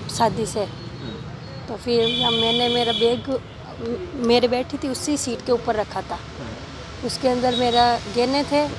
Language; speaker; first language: Hindi; native; Hindi